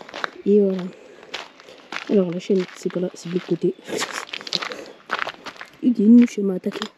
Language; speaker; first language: French; native; French